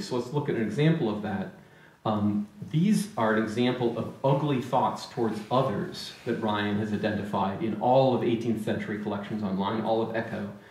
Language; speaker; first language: English; native; English